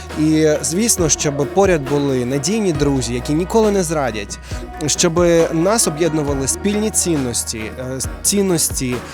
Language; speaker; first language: Ukrainian; native; Ukrainian